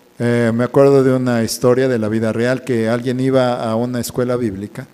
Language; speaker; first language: Spanish; native; Spanish